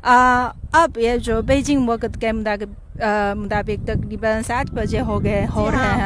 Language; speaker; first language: Hindi; non-native, fluent; Chinese